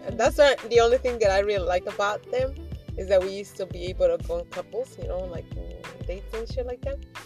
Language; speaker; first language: English; early bilingual, other home language; Spanish